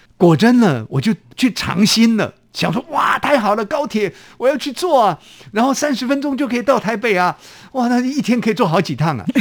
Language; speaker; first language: Chinese; native; Chinese